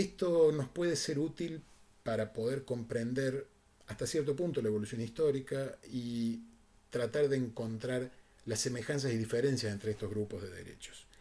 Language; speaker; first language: Spanish; native; Spanish